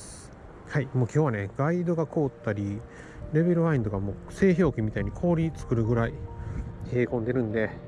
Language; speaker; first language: Japanese; native; Japanese